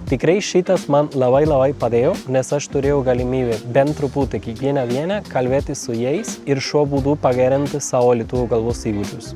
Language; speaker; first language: Lithuanian; non-native, fluent; Spanish